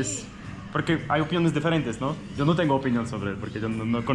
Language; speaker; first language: Spanish; non-native, fluent; Russian